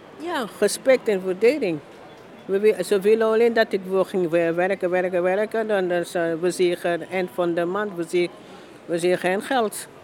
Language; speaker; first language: Dutch; non-native, learner; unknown